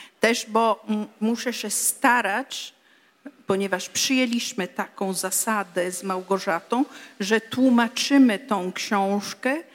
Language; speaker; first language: Polish; non-native, fluent; Italian